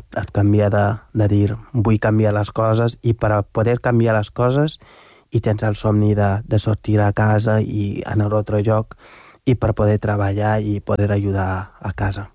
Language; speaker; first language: Catalan; non-native, fluent; Wolof